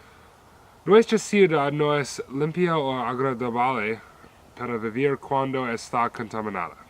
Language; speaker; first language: Spanish; non-native, learner; English